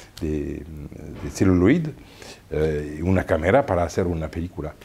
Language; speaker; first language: Spanish; non-native, fluent; French